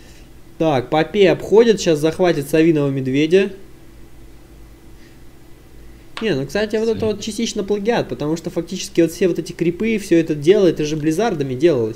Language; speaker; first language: Russian; native; Russian